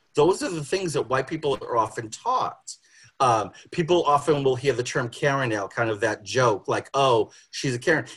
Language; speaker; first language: English; native; English